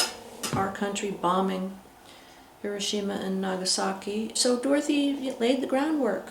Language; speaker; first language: English; native; English